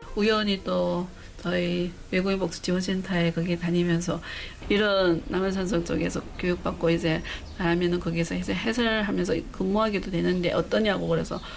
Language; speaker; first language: Korean; early bilingual, heritage; Korean